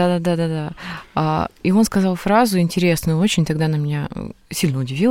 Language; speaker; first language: Russian; native; Russian